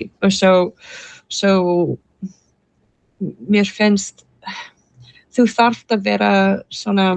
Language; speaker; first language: Icelandic; non-native, learner; English